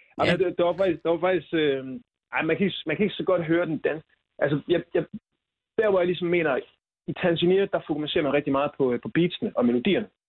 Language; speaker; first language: Danish; early bilingual, other home language; Swahili